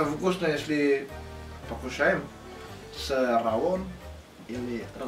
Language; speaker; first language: Russian; non-native, learner; Indonesian